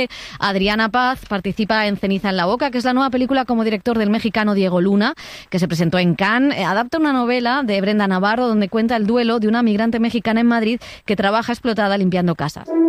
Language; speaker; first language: Spanish; native; Spanish